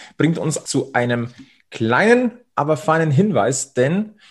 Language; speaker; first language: German; native; German